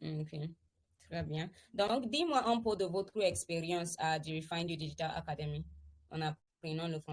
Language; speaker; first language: French; non-native, fluent; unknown